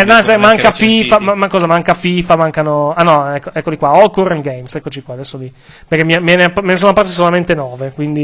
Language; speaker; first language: Italian; native; Italian